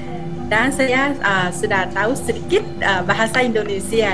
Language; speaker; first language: Indonesian; non-native, fluent; Thai